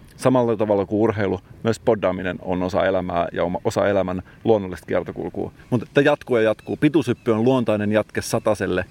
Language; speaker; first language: Finnish; native; Finnish